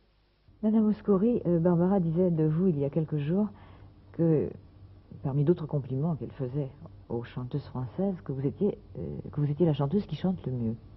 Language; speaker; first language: French; native; French